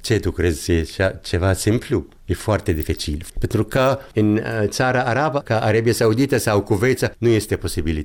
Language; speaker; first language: Romanian; non-native, learner; Arabic